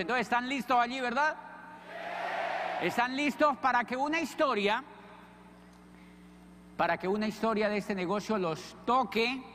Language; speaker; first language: Spanish; native; Spanish